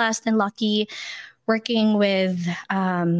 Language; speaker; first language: English; non-native, local second language; Filipino